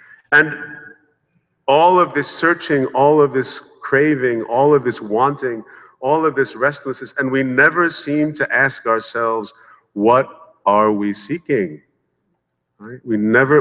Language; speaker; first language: English; native; English